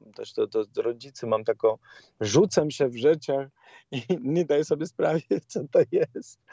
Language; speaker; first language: Polish; non-native, learner; Italian